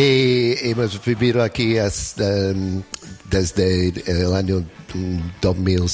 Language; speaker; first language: Spanish; non-native, learner; English